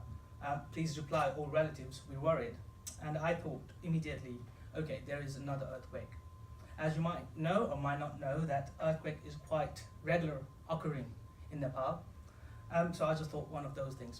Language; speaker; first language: English; non-native, fluent; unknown